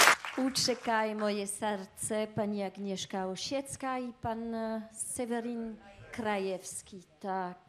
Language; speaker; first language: Polish; non-native, learner; French